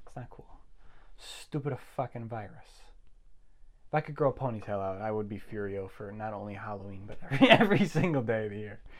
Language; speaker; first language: English; native; English